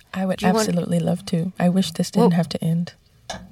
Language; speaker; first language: English; native; English